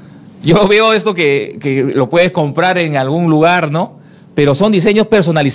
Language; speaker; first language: Spanish; native; Spanish